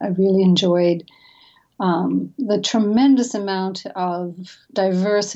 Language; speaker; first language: English; native; English